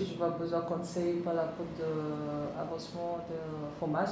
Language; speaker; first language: French; non-native, learner; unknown